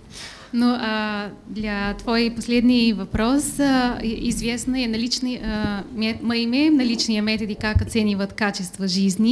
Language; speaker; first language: Russian; non-native, learner; Bulgarian